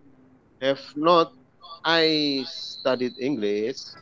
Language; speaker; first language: English; non-native, learner; Indonesian